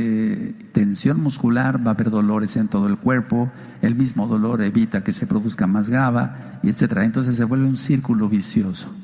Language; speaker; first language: Spanish; native; Spanish